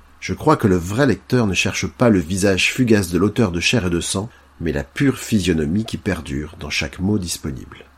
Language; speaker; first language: French; native; French